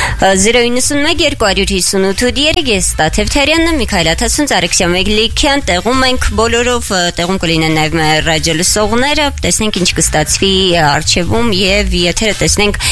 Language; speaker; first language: Armenian; native; Armenian